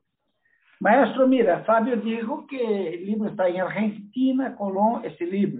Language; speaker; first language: Spanish; non-native, learner; Portuguese